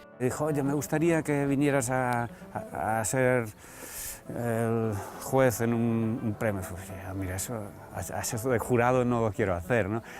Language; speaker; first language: Spanish; early bilingual, other home language; English